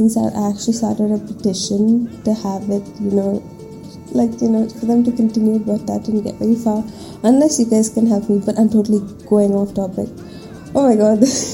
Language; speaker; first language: English; non-native, local second language; Malayalam